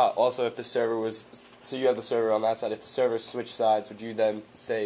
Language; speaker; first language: English; native; English